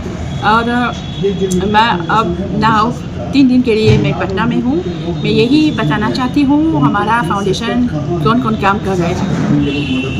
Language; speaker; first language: Hindi; non-native, fluent; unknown